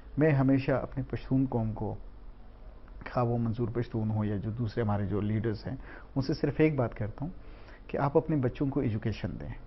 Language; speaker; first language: Urdu; non-native, local second language; Pashto